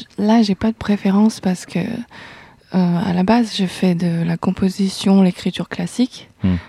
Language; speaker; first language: French; non-native, fluent; Chinese